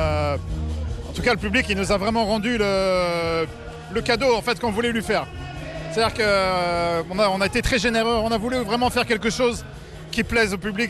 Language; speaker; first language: French; native; French